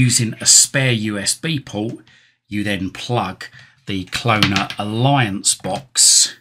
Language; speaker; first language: English; native; English